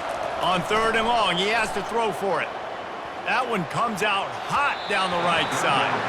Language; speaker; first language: English; native; English